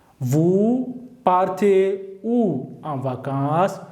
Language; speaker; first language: French; non-native, learner; Turkish